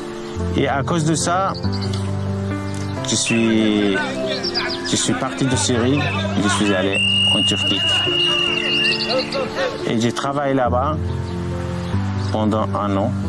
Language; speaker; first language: French; non-native, learner; Arabic